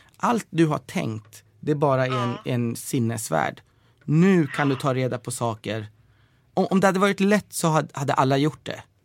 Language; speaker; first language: Swedish; early bilingual, other home language; Persian